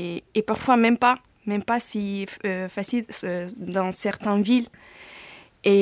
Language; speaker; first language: French; non-native, fluent; Italian